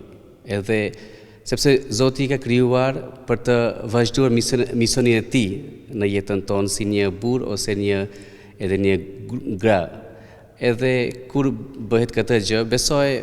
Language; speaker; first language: Albanian; non-native, learner; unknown